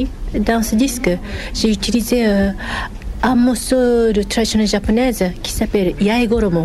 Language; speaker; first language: French; non-native, fluent; Japanese